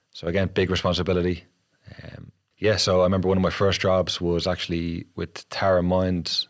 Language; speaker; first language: English; native; English